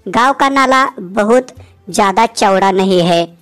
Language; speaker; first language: Hindi; non-native, local second language; Marathi